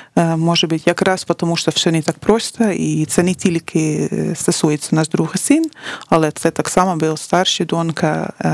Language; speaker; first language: Ukrainian; non-native, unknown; Dutch